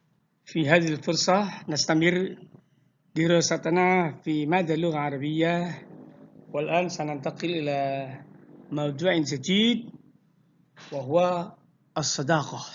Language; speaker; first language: Arabic; non-native, fluent; Indonesian